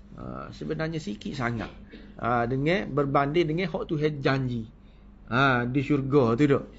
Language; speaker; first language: Malay; native; Malay